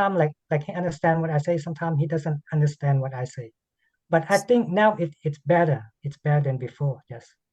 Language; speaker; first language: English; non-native, learner; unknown